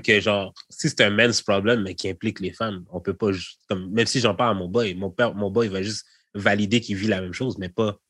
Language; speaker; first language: French; native; French